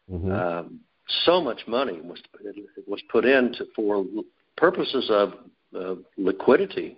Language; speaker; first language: English; native; English